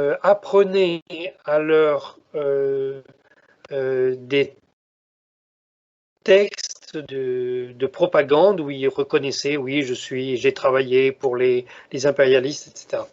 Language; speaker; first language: French; native; French